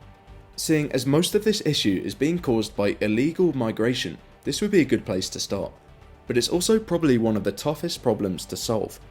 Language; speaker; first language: English; native; English